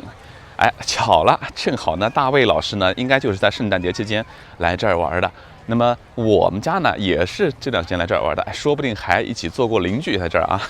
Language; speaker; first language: Chinese; native; Chinese